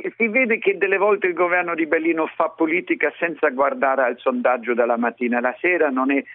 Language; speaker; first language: Italian; non-native, fluent; German